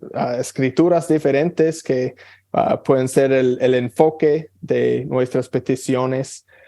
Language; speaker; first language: Spanish; non-native, fluent; English